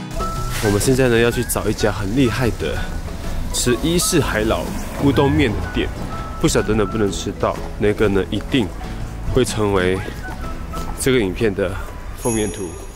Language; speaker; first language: Chinese; native; Chinese